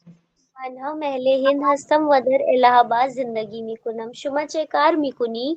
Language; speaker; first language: Persian; non-native, learner; Urdu